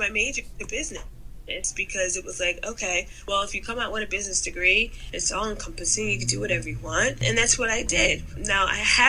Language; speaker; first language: English; native; English